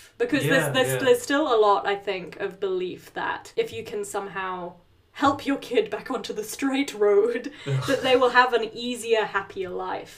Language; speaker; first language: English; native; English